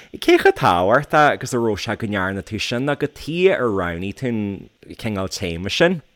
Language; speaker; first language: Irish; native; Irish